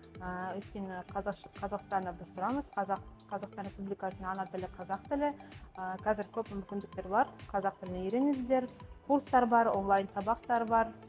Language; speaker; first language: Kazakh; non-native, local second language; Russian